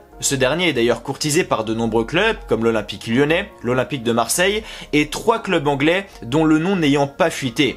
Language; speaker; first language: French; native; French